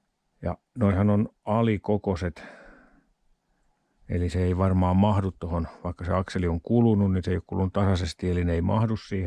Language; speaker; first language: Finnish; native; Finnish